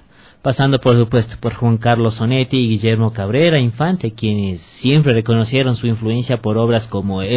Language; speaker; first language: Spanish; native; Spanish